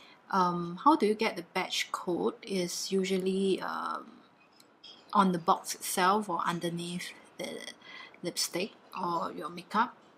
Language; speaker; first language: English; non-native, local second language; Chinese